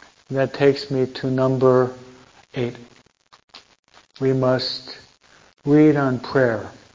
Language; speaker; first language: English; native; English